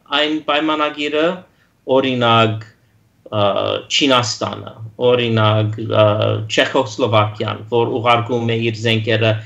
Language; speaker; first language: Armenian; early bilingual, heritage; Armenian